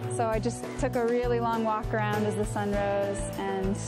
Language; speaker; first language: English; native; English